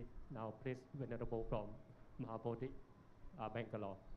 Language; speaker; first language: English; non-native, learner; Thai